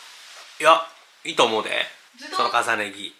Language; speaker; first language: Japanese; native; Japanese